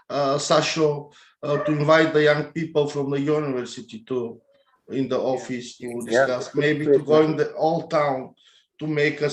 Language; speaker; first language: English; non-native, learner; Bulgarian